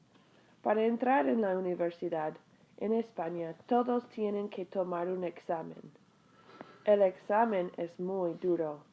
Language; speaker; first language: Spanish; non-native, fluent; English